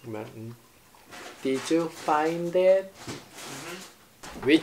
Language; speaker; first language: English; non-native, learner; Japanese